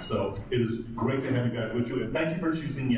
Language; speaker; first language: English; native; English